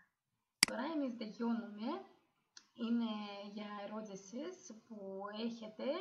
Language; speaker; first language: Greek; non-native, learner; Russian